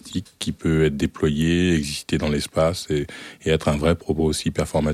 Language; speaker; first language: French; native; French